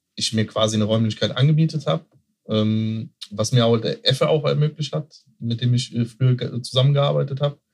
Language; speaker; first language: German; native; German